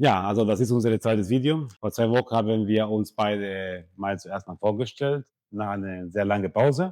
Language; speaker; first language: German; non-native, fluent; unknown